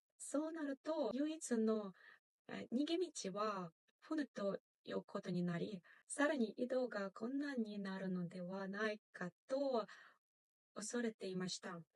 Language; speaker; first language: Japanese; non-native, fluent; Ukrainian